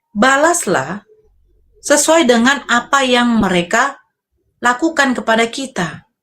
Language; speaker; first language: Indonesian; native; Indonesian